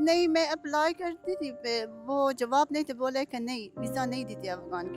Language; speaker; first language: Hindi; non-native, learner; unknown